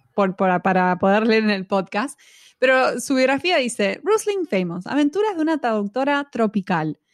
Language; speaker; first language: Spanish; native; Spanish